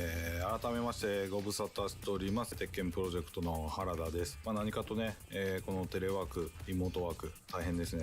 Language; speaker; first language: Japanese; native; Japanese